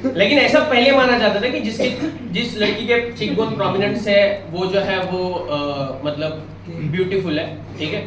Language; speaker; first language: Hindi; non-native, local second language; Marathi